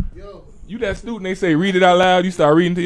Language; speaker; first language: English; native; English